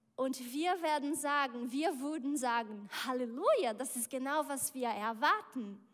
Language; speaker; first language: German; non-native, learner; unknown